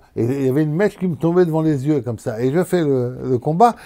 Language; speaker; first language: French; native; French